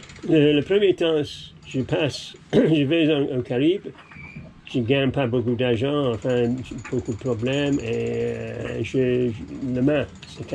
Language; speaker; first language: French; non-native, learner; English